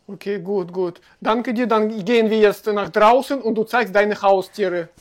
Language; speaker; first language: German; non-native, fluent; Russian